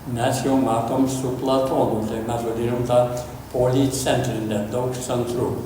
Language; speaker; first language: Lithuanian; early bilingual, heritage; Lithuanian